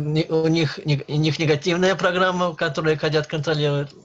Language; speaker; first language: Russian; native; Russian